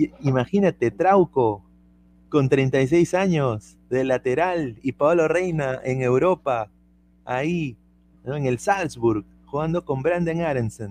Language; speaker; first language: Spanish; native; Spanish